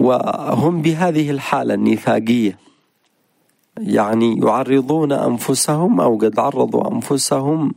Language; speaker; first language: Arabic; native; Arabic